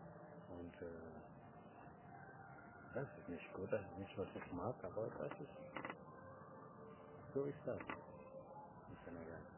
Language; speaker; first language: German; non-native, learner; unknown